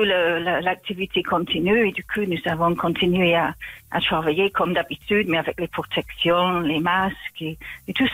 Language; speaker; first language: French; non-native, fluent; English